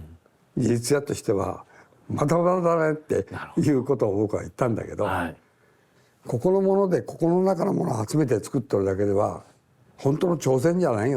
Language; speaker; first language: Japanese; native; Japanese